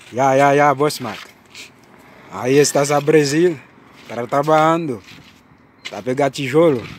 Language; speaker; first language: Portuguese; non-native, learner; Haitian Creole